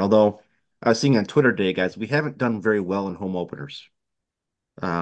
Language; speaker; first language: English; native; English